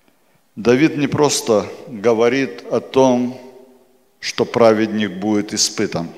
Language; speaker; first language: Polish; non-native, learner; Russian